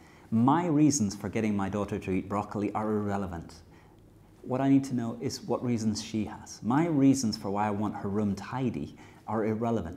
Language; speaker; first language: English; native; English